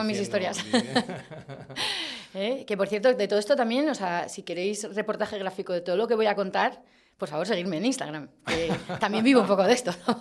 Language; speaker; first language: Spanish; native; Spanish